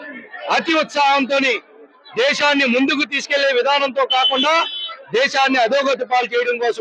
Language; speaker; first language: Telugu; native; Telugu